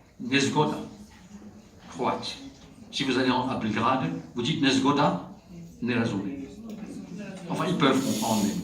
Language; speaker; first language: French; native; French